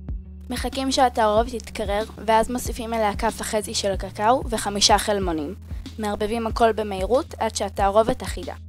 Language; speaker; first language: Hebrew; native; Hebrew